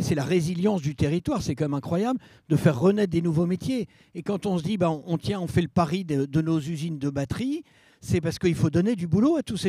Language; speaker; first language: French; native; French